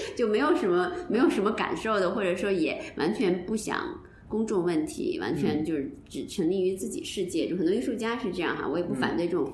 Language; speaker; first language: Chinese; native; Chinese